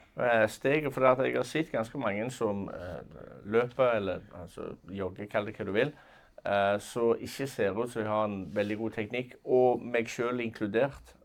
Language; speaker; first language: Norwegian; native; Norwegian